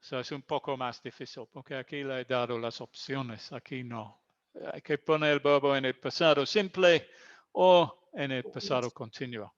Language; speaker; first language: Spanish; non-native, fluent; English